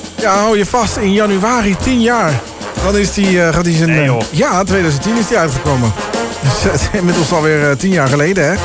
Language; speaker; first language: Dutch; native; Dutch